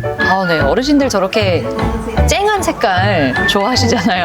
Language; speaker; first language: Korean; native; Korean